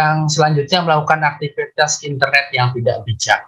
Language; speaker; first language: Indonesian; native; Indonesian